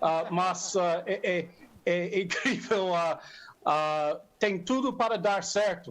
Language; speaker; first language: Portuguese; non-native, fluent; English